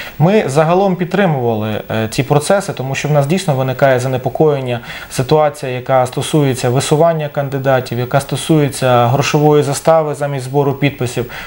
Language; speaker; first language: Ukrainian; native; Ukrainian